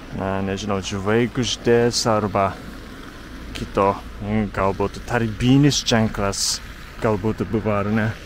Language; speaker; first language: Lithuanian; non-native, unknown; Japanese